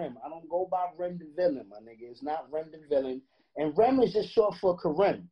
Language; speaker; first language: English; native; English